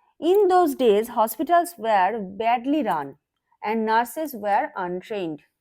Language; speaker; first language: English; non-native, local second language; Bangla